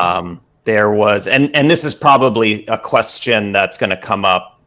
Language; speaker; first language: English; native; English